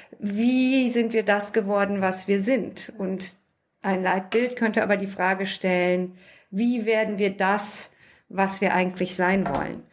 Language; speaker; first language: German; early bilingual, other home language; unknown